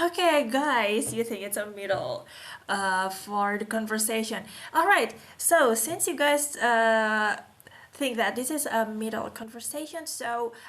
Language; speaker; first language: English; non-native, fluent; Indonesian